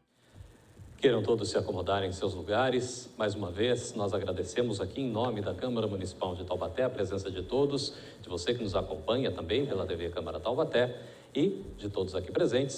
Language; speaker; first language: Portuguese; native; Portuguese